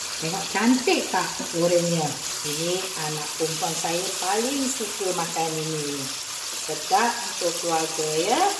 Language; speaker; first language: Malay; non-native, local second language; Chinese